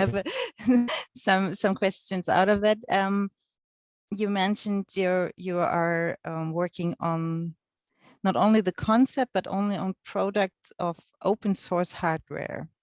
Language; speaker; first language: English; non-native, fluent; German